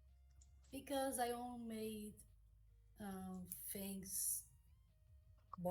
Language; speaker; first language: English; non-native, learner; Portuguese